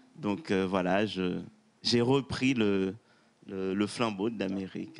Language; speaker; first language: French; non-native, local second language; Haitian Creole